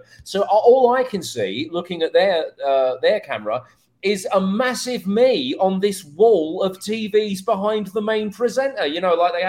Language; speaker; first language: English; native; English